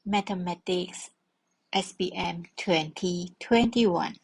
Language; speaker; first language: English; non-native, local second language; Malay